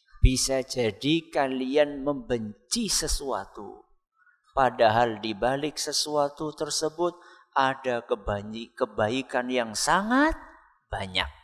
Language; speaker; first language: Indonesian; non-native, local second language; Javanese